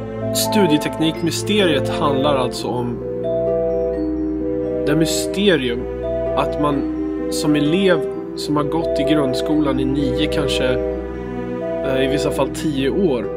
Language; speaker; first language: Swedish; native; Swedish